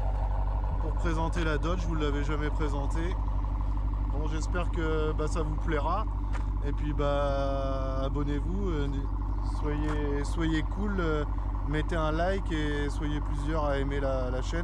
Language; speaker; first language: French; native; French